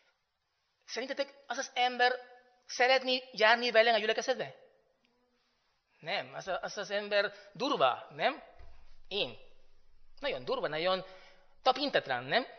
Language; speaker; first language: Hungarian; non-native, fluent; Spanish